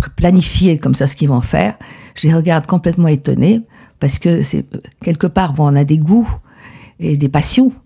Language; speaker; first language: French; non-native, fluent; Spanish